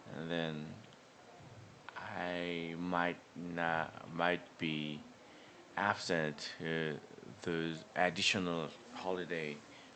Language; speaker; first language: English; non-native, learner; Korean